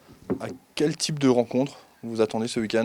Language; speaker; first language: French; native; French